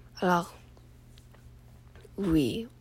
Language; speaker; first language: French; non-native, learner; English